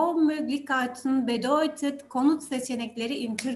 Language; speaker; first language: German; non-native, learner; Turkish